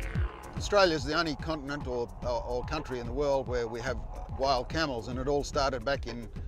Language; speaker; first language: English; native; English